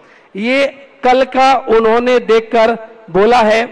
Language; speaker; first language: Hindi; native; Hindi